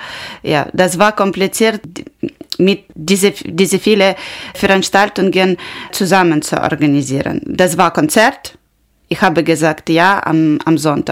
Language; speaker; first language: German; non-native, learner; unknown